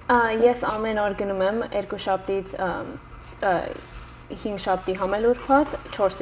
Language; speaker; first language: Armenian; early bilingual, heritage; Armenian